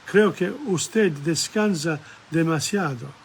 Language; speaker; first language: Spanish; non-native, learner; English